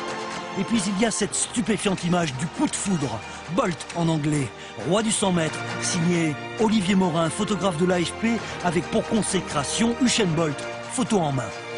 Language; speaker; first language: French; native; French